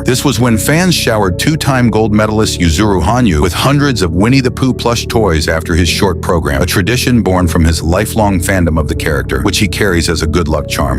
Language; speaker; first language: English; native; English